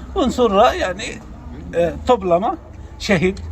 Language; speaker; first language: Turkish; non-native, learner; Arabic